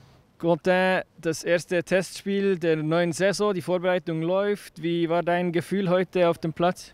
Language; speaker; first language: German; native; German